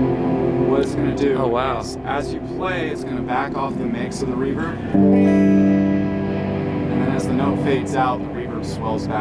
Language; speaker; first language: English; native; English